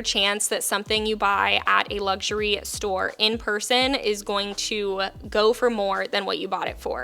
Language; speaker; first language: English; native; English